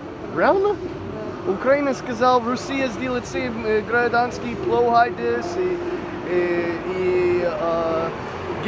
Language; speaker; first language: Russian; non-native, learner; English